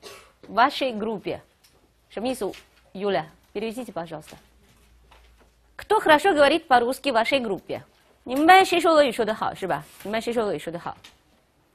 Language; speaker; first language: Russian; non-native, fluent; Chinese